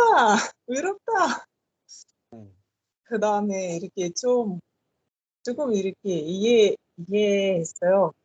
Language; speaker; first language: Korean; non-native, learner; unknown